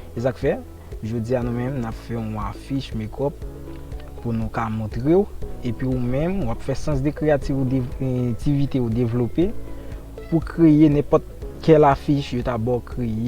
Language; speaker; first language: French; non-native, local second language; Haitian Creole